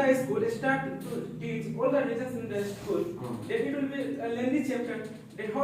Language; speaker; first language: English; non-native, learner; Hindi